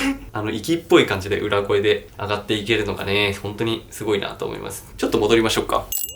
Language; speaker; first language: Japanese; native; Japanese